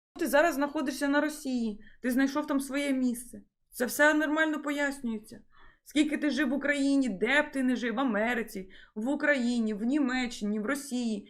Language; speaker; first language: Ukrainian; native; Ukrainian